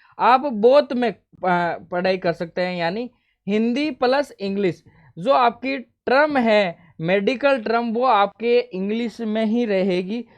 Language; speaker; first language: Hindi; native; Hindi